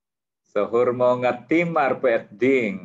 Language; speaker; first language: Swedish; non-native, fluent; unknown